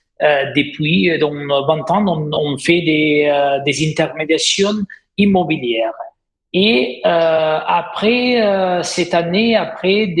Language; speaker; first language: French; non-native, fluent; Italian